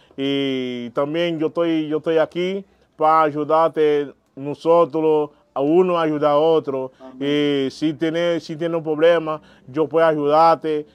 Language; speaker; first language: Spanish; non-native, learner; Haitian Creole